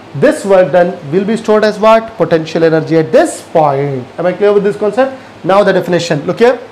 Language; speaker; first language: English; non-native, local second language; Kannada